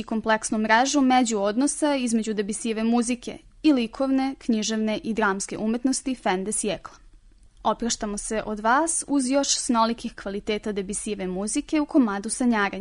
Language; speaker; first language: Serbian; native; Serbian